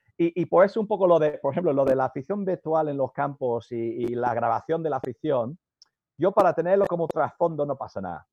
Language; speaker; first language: Spanish; non-native, fluent; English